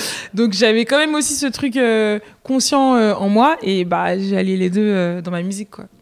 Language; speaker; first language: French; native; French